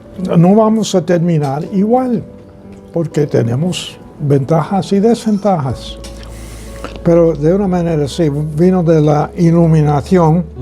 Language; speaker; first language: Spanish; non-native, fluent; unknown